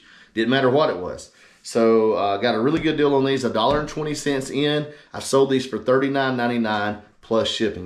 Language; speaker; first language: English; native; English